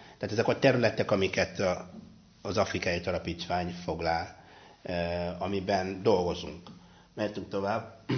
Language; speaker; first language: Hungarian; non-native, fluent; Luba-Lulua